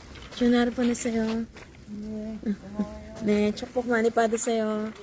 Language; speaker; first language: Korean; non-native, learner; Filipino